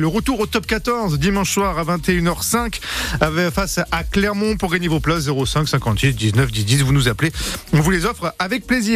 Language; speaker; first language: French; native; French